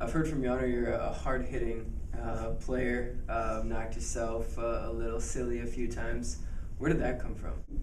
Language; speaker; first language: English; native; English